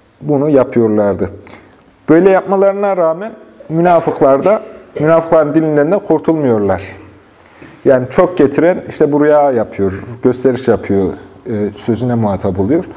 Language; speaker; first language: Turkish; native; Turkish